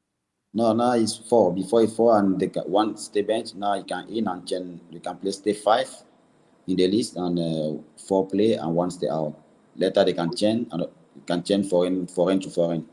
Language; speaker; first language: English; non-native, learner; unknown